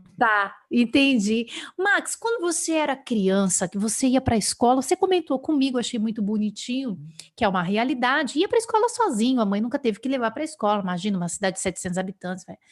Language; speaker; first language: Portuguese; native; Portuguese